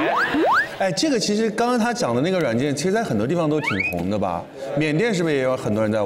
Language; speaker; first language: Chinese; native; Chinese